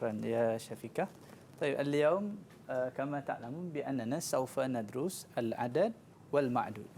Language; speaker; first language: Arabic; non-native, fluent; Malay